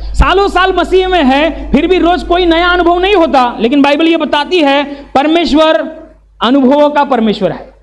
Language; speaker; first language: Hindi; non-native, local second language; Marathi